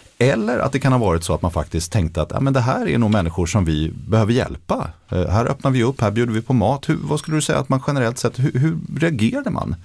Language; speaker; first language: Swedish; native; Swedish